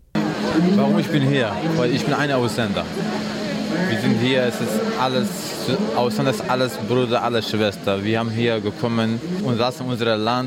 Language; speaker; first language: German; non-native, learner; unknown